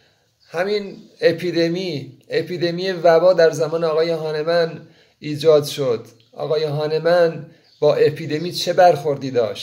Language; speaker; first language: Persian; native; Persian